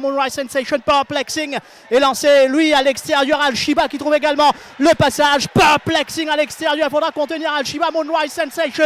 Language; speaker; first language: French; non-native, local second language; Morisyen